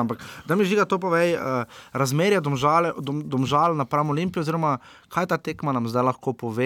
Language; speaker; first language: Slovenian; native; Slovenian